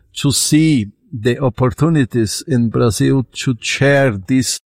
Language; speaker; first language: English; non-native, fluent; Portuguese